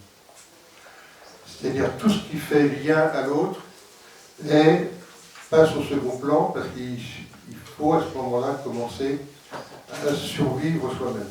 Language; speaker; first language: French; native; French